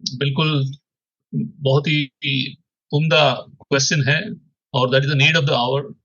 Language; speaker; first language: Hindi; non-native, local second language; Odia